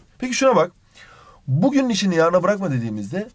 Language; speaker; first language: Turkish; native; Turkish